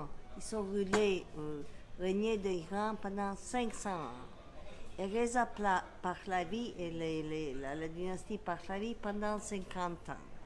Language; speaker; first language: French; non-native, fluent; Serbian